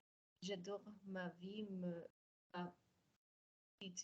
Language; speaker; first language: French; non-native, learner; English